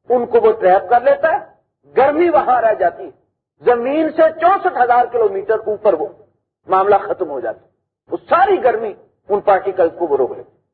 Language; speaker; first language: Urdu; non-native, local second language; Punjabi